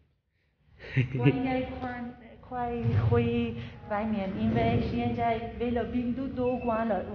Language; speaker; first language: Chinese; non-native, learner; Persian